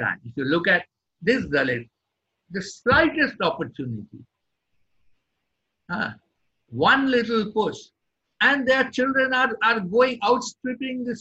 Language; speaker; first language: English; non-native, local second language; Bangla